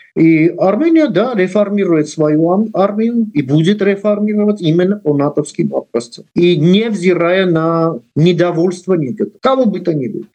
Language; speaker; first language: Russian; non-native, local second language; Armenian